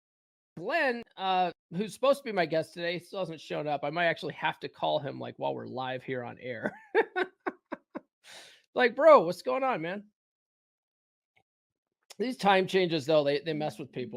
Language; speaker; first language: English; native; English